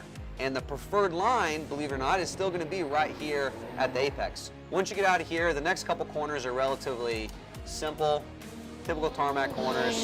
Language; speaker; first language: English; native; English